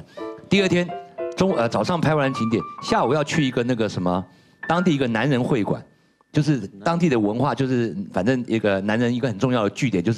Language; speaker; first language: Chinese; native; Chinese